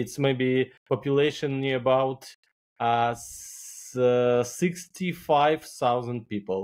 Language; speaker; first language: English; non-native, learner; Belarusian